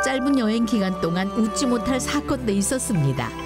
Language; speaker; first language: Korean; native; Korean